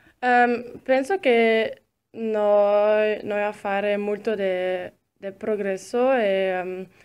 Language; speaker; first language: Italian; non-native, learner; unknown